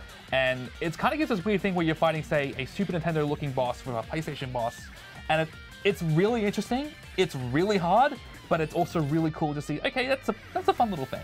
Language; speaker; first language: English; native; English